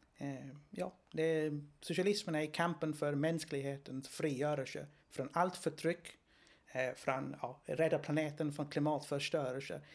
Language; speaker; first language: Swedish; non-native, fluent; Greek